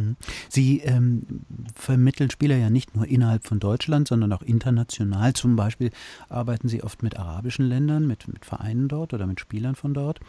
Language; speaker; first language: German; native; German